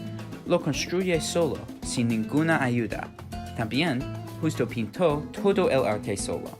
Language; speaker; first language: Spanish; non-native, learner; English